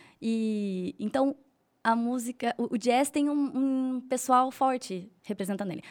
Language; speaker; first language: Portuguese; native; Portuguese